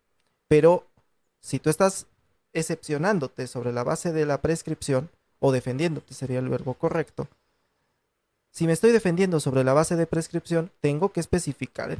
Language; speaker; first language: Spanish; native; Spanish